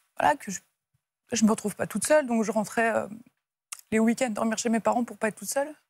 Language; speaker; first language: French; native; French